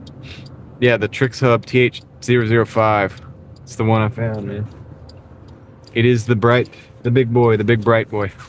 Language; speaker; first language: English; native; English